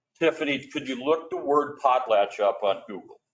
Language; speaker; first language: English; native; English